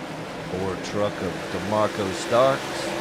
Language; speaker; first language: English; native; English